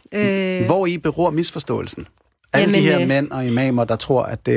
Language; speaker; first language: Danish; native; Danish